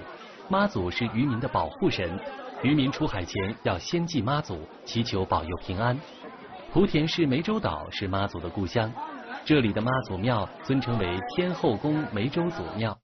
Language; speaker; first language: Chinese; native; Chinese